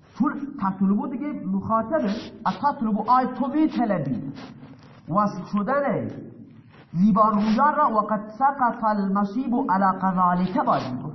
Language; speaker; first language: Persian; non-native, local second language; Baluchi